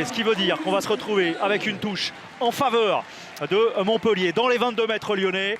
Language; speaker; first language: French; native; French